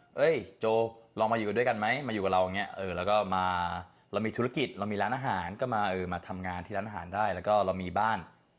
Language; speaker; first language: Thai; native; Thai